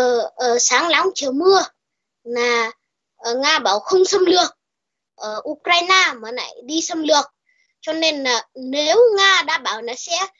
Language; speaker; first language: Vietnamese; early bilingual, heritage; Vietnamese